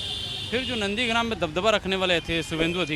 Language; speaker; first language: Hindi; native; Hindi